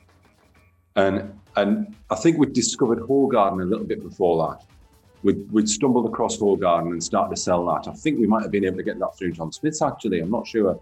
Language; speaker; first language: English; native; English